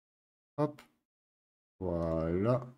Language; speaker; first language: French; native; French